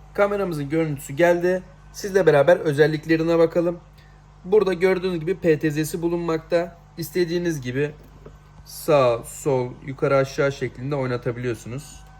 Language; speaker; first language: Turkish; native; Turkish